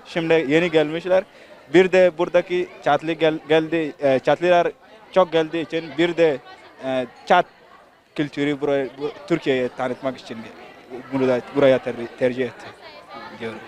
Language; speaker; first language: Turkish; non-native, learner; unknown